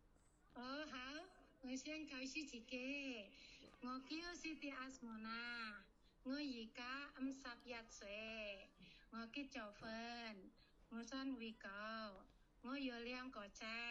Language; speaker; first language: Chinese; non-native, learner; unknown